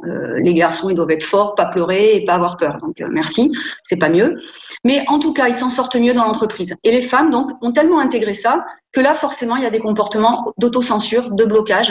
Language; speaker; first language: French; native; French